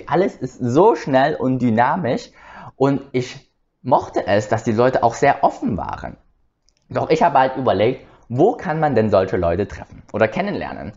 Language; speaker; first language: German; early bilingual, other home language; Vietnamese